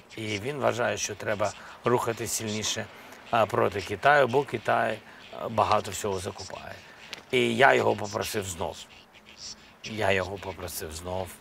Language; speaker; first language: Ukrainian; non-native, local second language; Russian